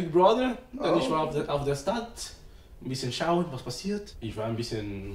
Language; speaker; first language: German; non-native, learner; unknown